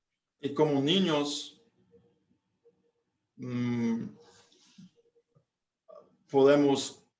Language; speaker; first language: Spanish; non-native, fluent; English